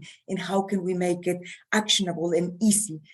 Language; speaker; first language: English; non-native, fluent; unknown